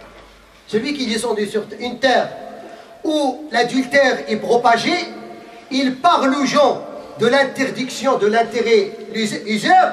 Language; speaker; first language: French; non-native, fluent; Arabic